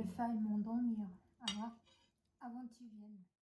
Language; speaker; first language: French; non-native, fluent; Korean